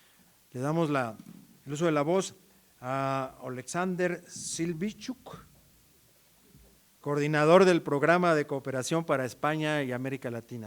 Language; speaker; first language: Spanish; native; Spanish